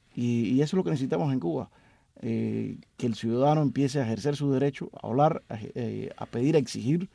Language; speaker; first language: Spanish; native; Spanish